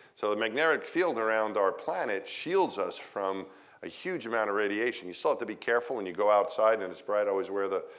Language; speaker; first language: English; native; English